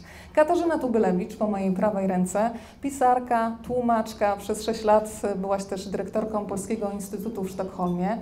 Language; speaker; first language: Polish; native; Polish